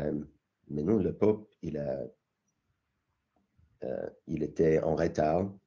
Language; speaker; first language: French; non-native, learner; English